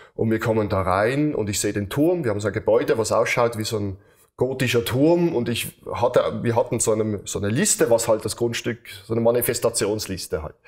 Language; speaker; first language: German; native; German